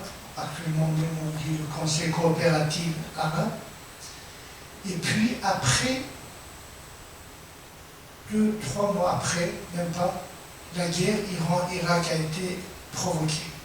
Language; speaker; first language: French; non-native, fluent; Persian